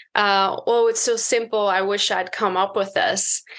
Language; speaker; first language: English; non-native, fluent; German